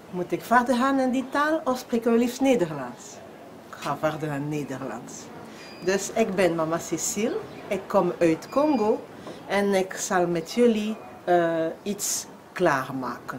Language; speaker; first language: Dutch; non-native, fluent; Lingala